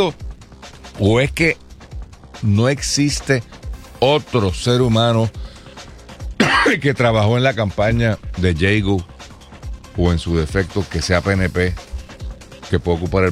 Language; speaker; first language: Spanish; native; Spanish